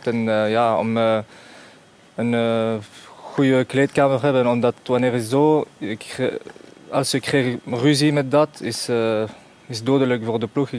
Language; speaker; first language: Dutch; non-native, fluent; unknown